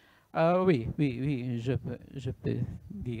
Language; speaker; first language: French; non-native, learner; Hungarian